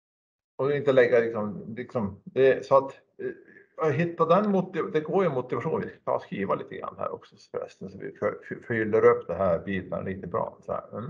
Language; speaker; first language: Swedish; native; Swedish